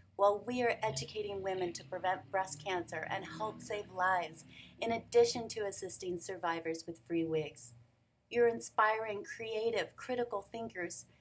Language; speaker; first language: English; native; English